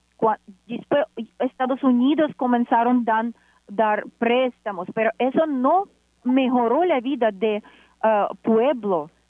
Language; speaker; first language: Spanish; non-native, fluent; Ukrainian